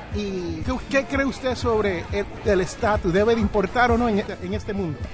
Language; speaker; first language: Spanish; early bilingual, heritage; Spanish